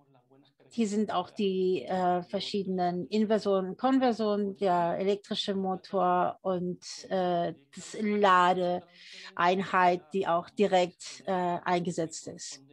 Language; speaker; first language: German; early bilingual, heritage; German